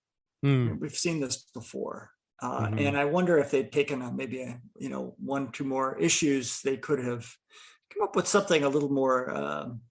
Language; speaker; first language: English; native; English